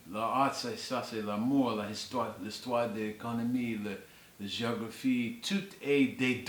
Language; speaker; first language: French; non-native, learner; English